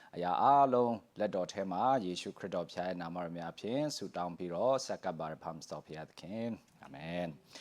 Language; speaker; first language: Burmese; non-native, local second language; Tedim Chin